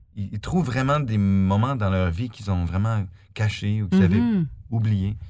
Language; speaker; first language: French; native; French